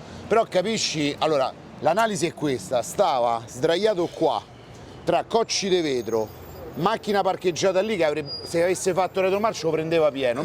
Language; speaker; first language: Italian; native; Italian